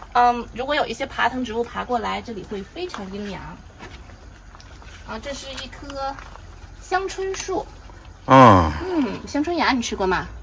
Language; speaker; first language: Chinese; native; Chinese